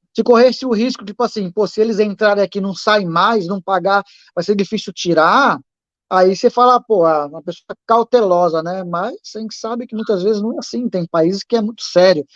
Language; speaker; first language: Portuguese; native; Portuguese